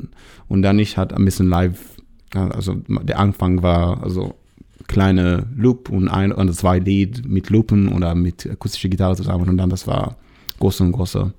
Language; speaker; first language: German; non-native, learner; Hebrew